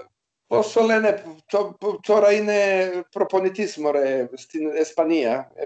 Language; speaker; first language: Greek; non-native, learner; Serbian